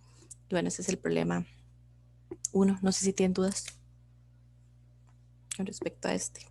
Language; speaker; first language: Spanish; native; Spanish